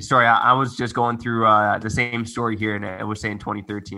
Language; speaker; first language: English; native; English